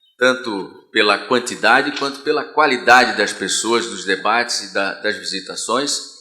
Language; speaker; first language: Portuguese; native; Portuguese